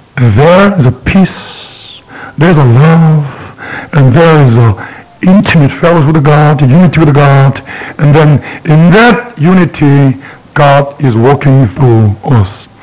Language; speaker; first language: English; non-native, fluent; Korean